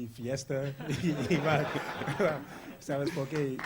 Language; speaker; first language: Spanish; non-native, learner; English